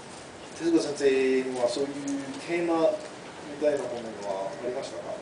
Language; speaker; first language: Japanese; non-native, fluent; English